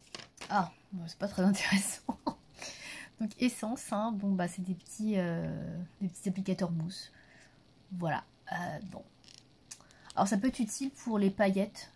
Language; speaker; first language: French; native; French